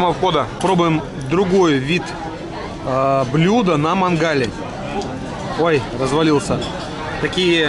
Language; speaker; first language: Russian; native; Russian